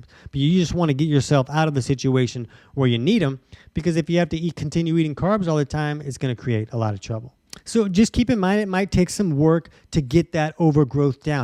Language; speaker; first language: English; native; English